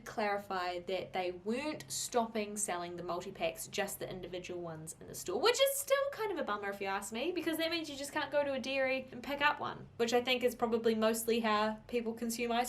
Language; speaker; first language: English; native; English